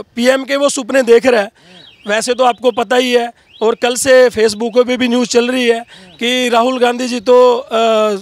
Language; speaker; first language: Hindi; native; Hindi